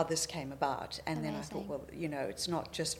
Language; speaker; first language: English; native; English